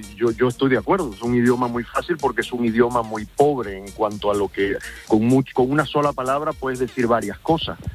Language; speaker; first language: Spanish; early bilingual, heritage; Spanish